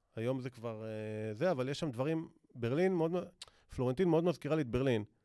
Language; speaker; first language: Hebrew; native; Hebrew